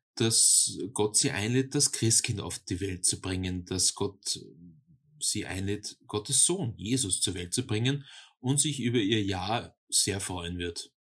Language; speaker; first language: German; native; German